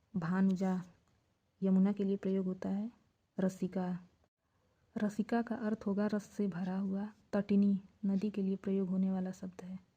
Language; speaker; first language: Hindi; native; Hindi